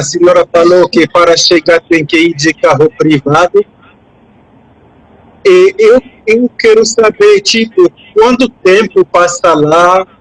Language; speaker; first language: Portuguese; non-native, fluent; French